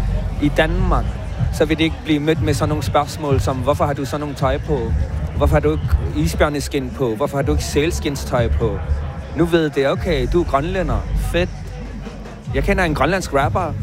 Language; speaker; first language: Danish; non-native, local second language; Kalaallisut